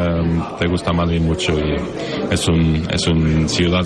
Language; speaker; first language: Spanish; non-native, learner; Norwegian